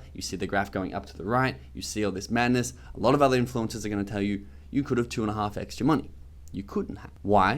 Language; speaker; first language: English; native; English